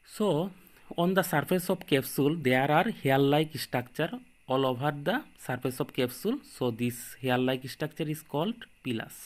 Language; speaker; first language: English; non-native, local second language; Bangla